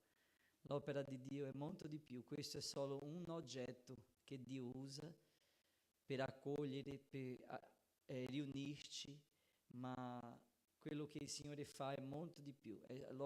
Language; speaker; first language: Italian; non-native, fluent; Portuguese